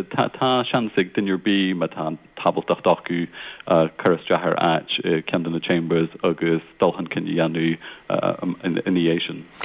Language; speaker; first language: Irish; non-native, local second language; English